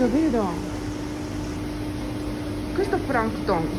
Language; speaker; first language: Italian; non-native, learner; Japanese